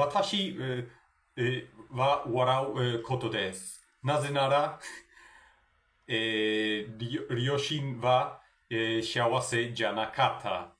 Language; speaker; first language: Japanese; non-native, learner; Spanish